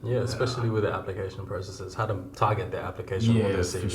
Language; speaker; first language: English; native; English